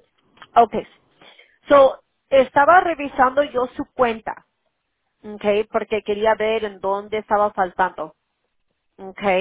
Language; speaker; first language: Spanish; early bilingual, heritage; Spanish